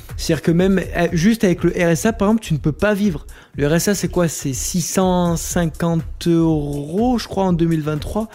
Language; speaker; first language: French; native; French